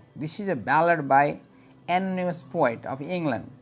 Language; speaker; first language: English; non-native, local second language; Nepali